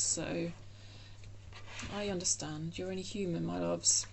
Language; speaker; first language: English; native; English